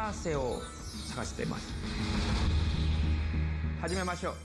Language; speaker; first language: Japanese; non-native, learner; Korean